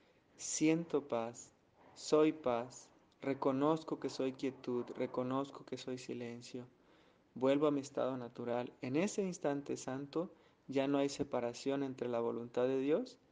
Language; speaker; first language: Spanish; native; Spanish